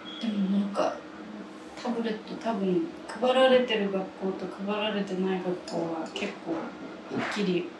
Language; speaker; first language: Japanese; native; Japanese